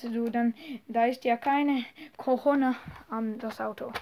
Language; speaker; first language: German; non-native, learner; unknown